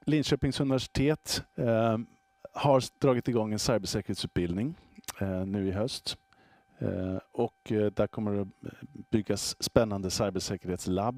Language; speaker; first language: Swedish; native; Swedish